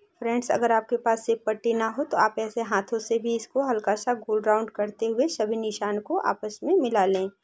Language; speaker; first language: Hindi; native; Hindi